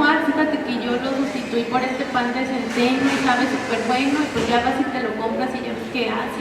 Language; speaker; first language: Spanish; native; Spanish